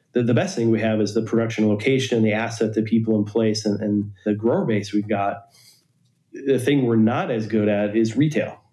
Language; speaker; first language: English; native; English